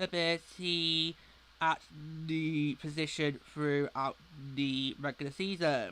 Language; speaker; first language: English; native; English